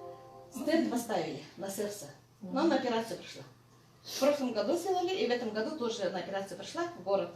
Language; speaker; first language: Russian; non-native, local second language; Yakut